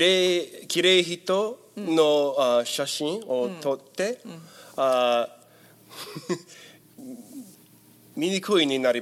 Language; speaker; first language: Japanese; non-native, learner; English